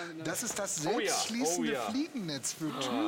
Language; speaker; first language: German; native; German